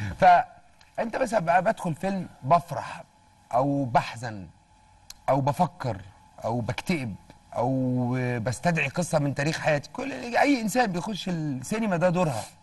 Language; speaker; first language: Egyptian Arabic; native; Egyptian Arabic